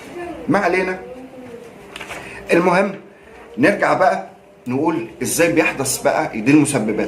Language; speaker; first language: Arabic; native; Arabic